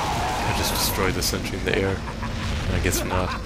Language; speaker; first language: English; native; English